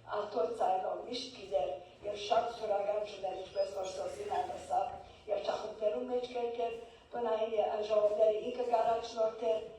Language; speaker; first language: Armenian; early bilingual, heritage; Armenian